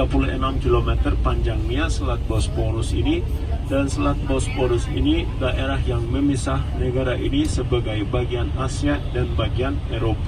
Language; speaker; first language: Indonesian; non-native, fluent; Turkish